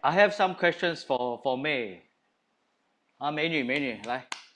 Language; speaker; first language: English; non-native, local second language; Chinese